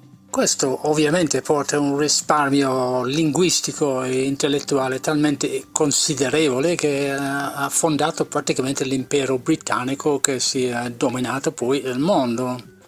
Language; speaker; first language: Italian; non-native, fluent; English